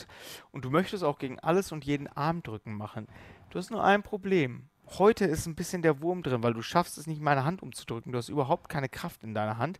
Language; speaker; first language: German; native; German